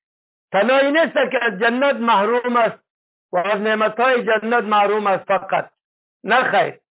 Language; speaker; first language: Persian; native; Persian